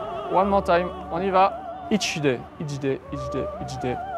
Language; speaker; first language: English; non-native, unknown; French